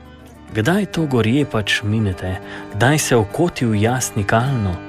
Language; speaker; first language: Slovenian; native; Slovenian